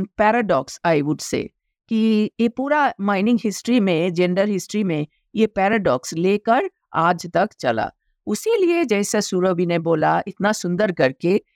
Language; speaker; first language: Hindi; non-native, local second language; Bangla